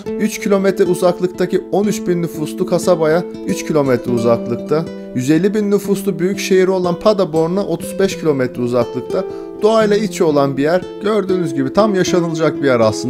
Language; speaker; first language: Turkish; native; Turkish